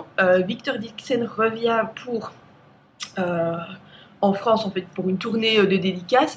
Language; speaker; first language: French; native; French